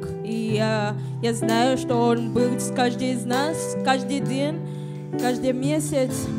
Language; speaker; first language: Russian; non-native, learner; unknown